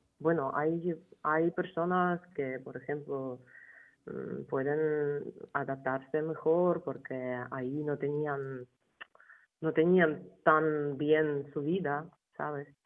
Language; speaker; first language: Spanish; non-native, fluent; Ukrainian